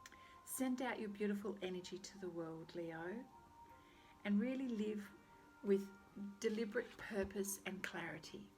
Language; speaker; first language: English; native; English